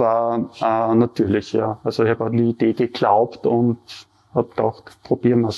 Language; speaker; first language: German; native; German